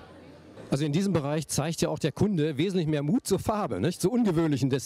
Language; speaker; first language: German; native; German